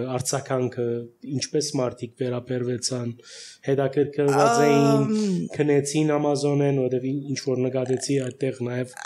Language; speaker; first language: Armenian; early bilingual, heritage; Armenian